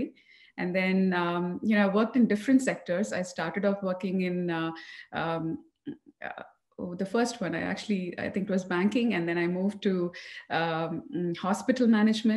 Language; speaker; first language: English; non-native, local second language; Tamil